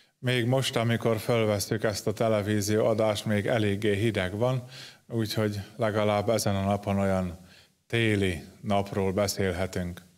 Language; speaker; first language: Hungarian; native; Hungarian